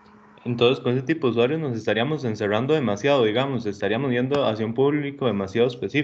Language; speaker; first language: Spanish; native; Spanish